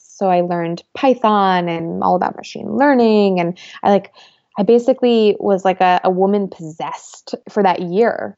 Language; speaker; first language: English; early bilingual, other home language; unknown